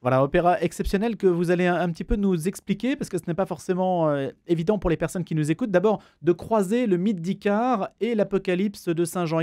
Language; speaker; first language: French; native; French